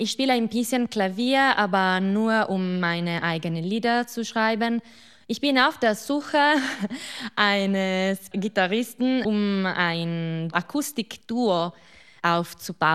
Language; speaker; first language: German; non-native, local second language; Italian